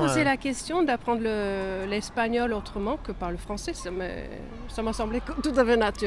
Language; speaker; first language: French; non-native, fluent; Swedish